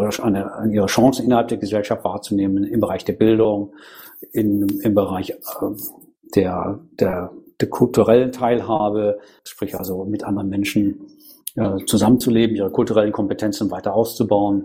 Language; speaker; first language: German; native; German